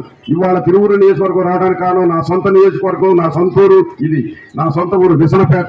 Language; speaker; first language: Telugu; native; Telugu